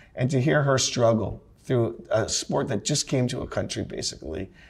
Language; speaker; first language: English; native; English